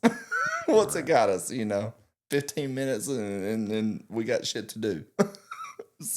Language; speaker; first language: English; native; English